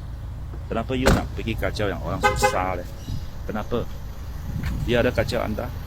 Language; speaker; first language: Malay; non-native, local second language; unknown